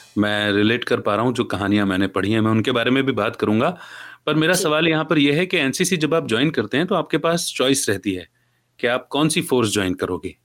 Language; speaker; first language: Hindi; native; Hindi